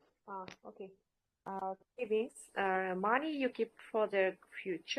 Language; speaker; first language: English; non-native, learner; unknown